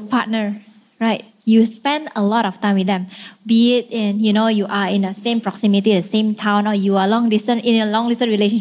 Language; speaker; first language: English; non-native, fluent; Indonesian